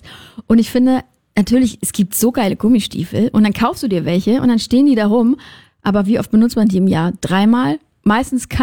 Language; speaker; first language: German; native; German